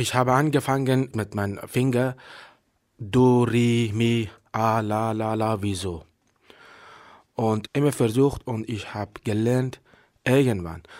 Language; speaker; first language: German; non-native, learner; Persian